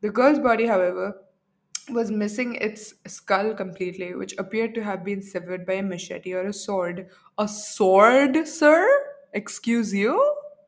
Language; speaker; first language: English; non-native, local second language; Arabic